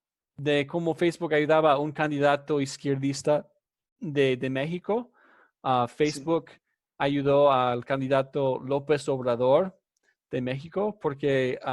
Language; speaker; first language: Spanish; non-native, fluent; English